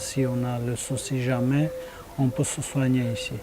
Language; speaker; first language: French; non-native, learner; Armenian